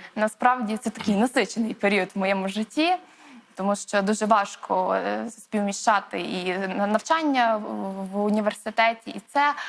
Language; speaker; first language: Ukrainian; native; Ukrainian